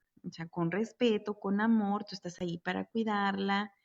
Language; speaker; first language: Spanish; native; Spanish